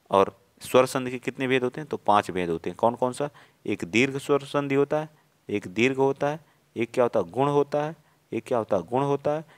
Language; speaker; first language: Hindi; native; Hindi